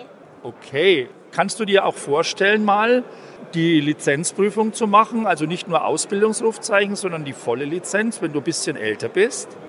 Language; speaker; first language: German; native; German